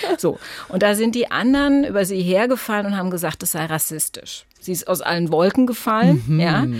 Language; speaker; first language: German; native; German